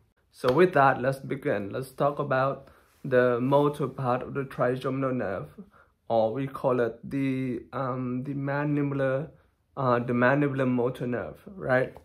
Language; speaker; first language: English; non-native, fluent; Thai